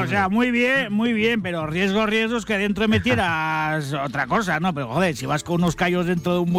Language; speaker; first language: Spanish; native; Spanish